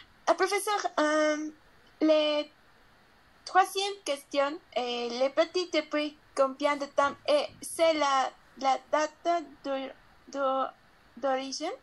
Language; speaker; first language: French; non-native, learner; Spanish